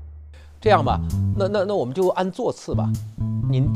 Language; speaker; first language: Chinese; native; Chinese